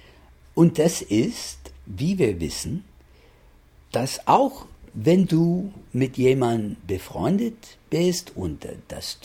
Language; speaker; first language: German; non-native, fluent; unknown